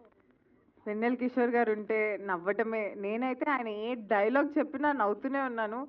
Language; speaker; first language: Telugu; native; Telugu